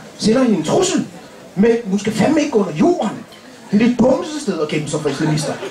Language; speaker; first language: Danish; early bilingual, other home language; Arabic